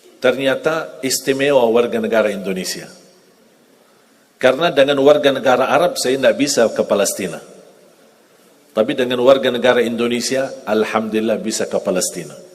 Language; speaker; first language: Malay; non-native, fluent; Arabic